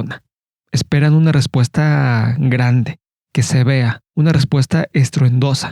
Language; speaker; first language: Spanish; native; Spanish